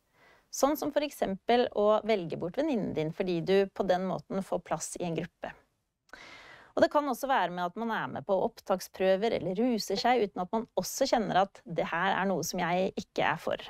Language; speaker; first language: Norwegian; native; Norwegian